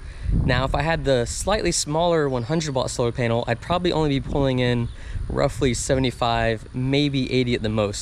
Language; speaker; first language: English; native; English